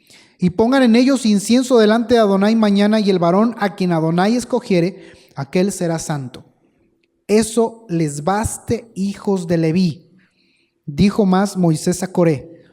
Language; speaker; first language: Spanish; native; Spanish